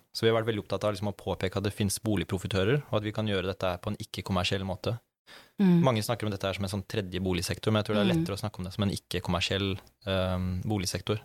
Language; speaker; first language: Norwegian; native; Norwegian